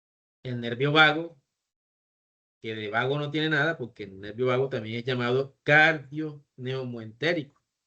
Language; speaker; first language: Spanish; native; Spanish